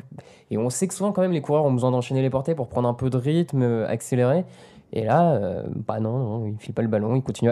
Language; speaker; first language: French; native; French